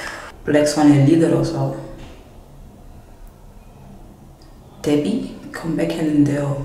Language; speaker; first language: Korean; non-native, fluent; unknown